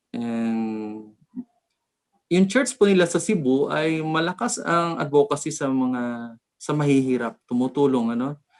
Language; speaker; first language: Filipino; native; Filipino